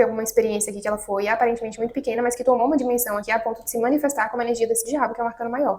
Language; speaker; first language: Portuguese; native; Portuguese